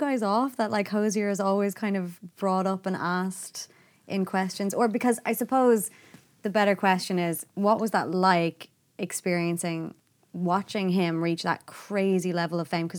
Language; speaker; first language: English; native; English